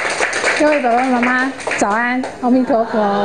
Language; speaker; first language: Chinese; native; Chinese